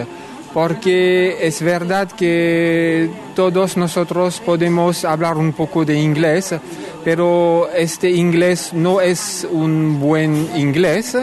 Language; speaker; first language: Spanish; non-native, fluent; French